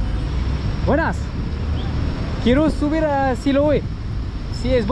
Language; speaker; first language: Spanish; non-native, learner; French